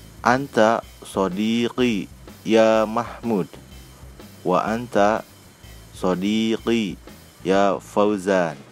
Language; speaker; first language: Arabic; non-native, fluent; Indonesian